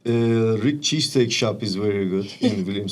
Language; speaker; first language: English; non-native, learner; Turkish